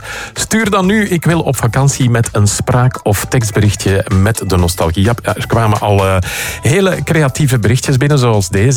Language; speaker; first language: Dutch; native; Dutch